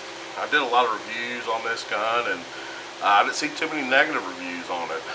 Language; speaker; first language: English; native; English